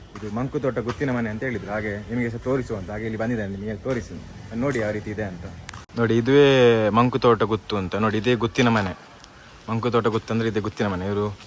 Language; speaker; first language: Kannada; non-native, local second language; Tulu